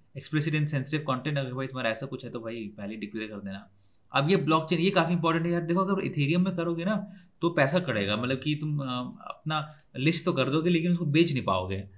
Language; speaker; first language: Hindi; native; Hindi